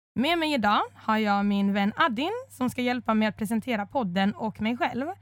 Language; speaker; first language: Swedish; early bilingual, other home language; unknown